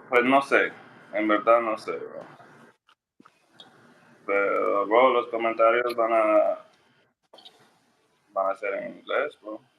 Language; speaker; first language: Spanish; non-native, learner; English